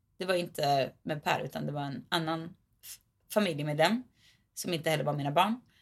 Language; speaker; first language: Swedish; native; Swedish